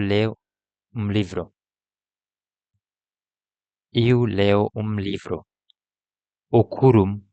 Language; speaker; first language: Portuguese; non-native, learner; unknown